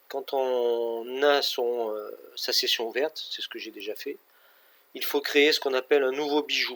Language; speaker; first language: French; native; French